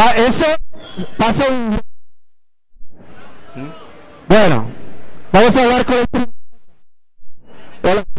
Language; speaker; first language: Spanish; non-native, learner; Portuguese